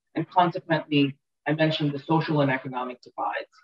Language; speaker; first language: English; native; English